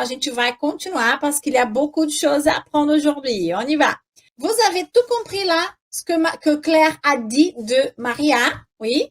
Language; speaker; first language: French; non-native, fluent; Portuguese